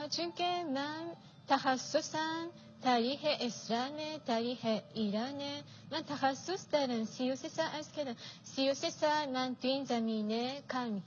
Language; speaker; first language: Persian; non-native, fluent; Japanese